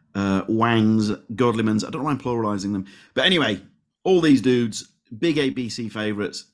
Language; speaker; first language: English; native; English